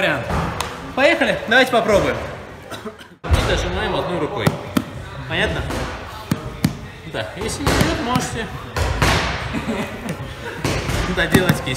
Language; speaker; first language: Russian; native; Russian